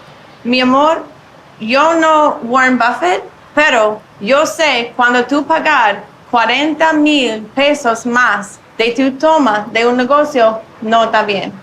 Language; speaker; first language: Spanish; non-native, learner; English